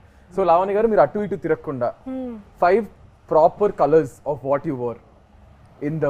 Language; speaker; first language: Telugu; native; Telugu